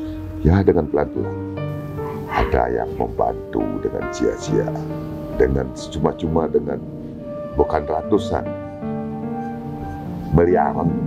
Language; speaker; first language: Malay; non-native, local second language; Balinese